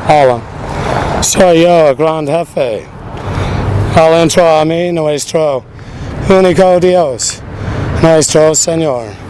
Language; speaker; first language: Spanish; non-native, fluent; English